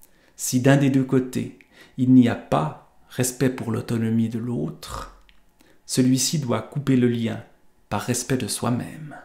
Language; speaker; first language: French; native; French